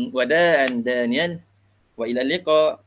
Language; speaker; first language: Arabic; non-native, learner; Malay